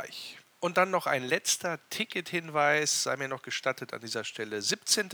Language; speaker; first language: German; native; German